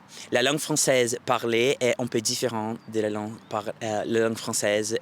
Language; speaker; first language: French; non-native, fluent; Portuguese